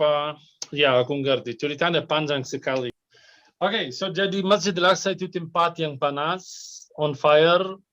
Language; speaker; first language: Indonesian; non-native, fluent; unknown